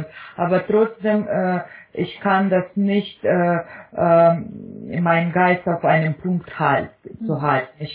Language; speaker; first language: German; non-native, fluent; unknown